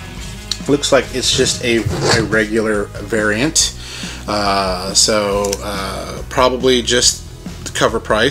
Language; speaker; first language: English; native; English